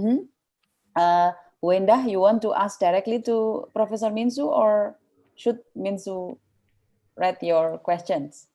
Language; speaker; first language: English; non-native, fluent; Indonesian